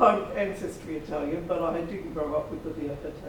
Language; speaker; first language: English; native; English